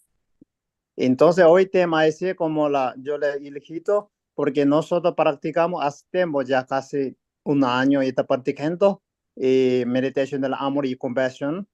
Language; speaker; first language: Spanish; non-native, learner; Tibetan